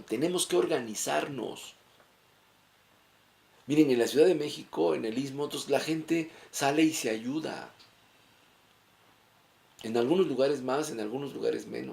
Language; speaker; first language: Spanish; native; Spanish